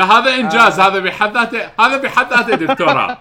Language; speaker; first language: Arabic; native; Arabic